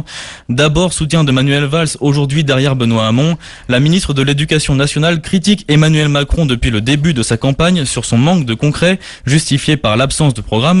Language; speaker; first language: French; native; French